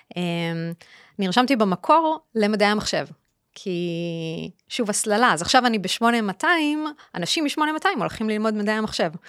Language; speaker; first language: Hebrew; native; Hebrew